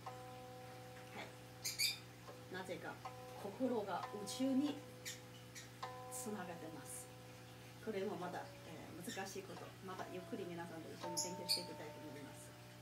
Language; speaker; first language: Japanese; non-native, fluent; Chinese